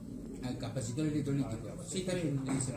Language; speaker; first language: Spanish; native; Spanish